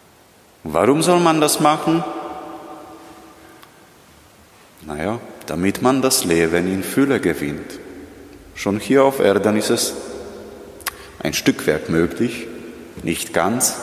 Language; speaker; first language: German; non-native, fluent; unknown